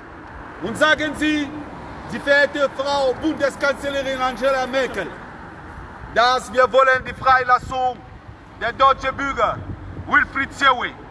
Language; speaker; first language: German; non-native, fluent; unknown